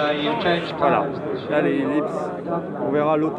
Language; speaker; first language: French; native; French